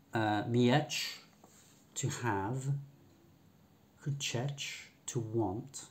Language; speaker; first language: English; non-native, fluent; Polish